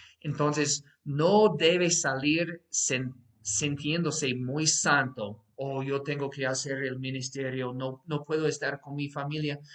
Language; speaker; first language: Spanish; non-native, fluent; English